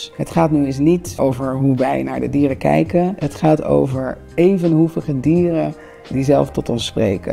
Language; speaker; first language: Dutch; native; Dutch